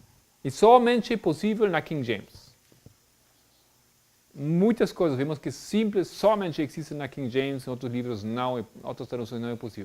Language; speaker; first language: Portuguese; non-native, fluent; German